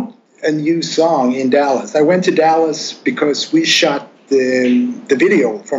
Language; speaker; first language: English; non-native, fluent; Swedish